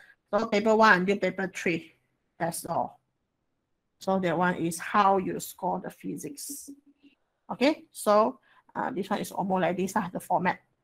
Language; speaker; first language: English; non-native, local second language; Chinese